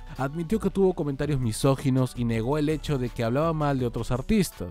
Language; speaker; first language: Spanish; native; Spanish